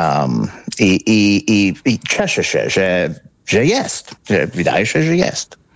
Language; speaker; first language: Polish; non-native, fluent; English